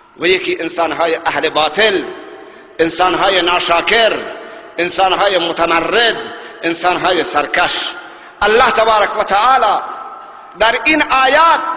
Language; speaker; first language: Persian; non-native, local second language; Baluchi